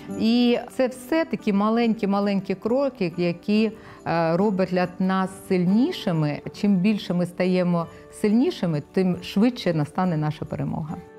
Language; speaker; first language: Ukrainian; non-native, local second language; Russian